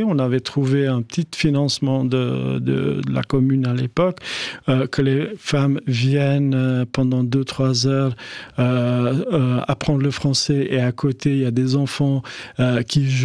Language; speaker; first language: French; non-native, fluent; Albanian